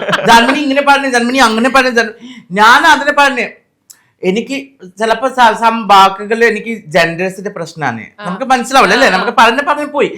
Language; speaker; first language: Malayalam; non-native, fluent; Assamese